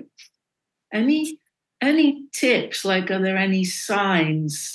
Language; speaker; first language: English; non-native, fluent; Dutch